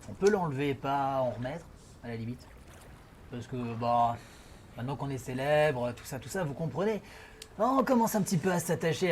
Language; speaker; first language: French; native; French